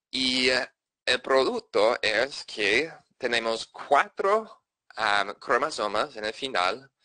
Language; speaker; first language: Spanish; non-native, fluent; English